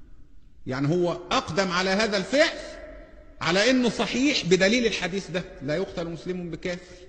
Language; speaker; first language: Arabic; native; Arabic